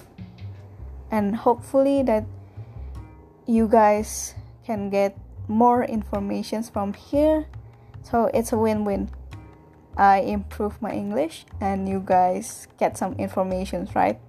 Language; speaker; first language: English; non-native, fluent; Indonesian